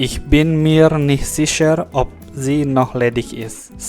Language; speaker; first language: German; non-native, fluent; Indonesian